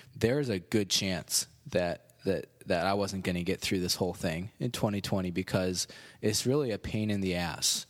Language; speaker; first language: English; native; English